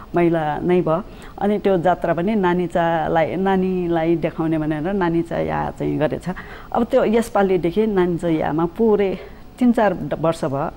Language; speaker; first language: Nepali; non-native, local second language; Newari